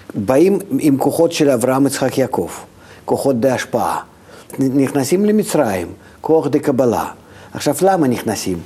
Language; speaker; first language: Hebrew; non-native, fluent; Russian